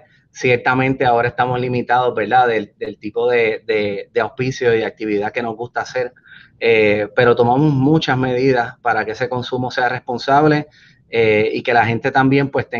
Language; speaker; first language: Spanish; native; Spanish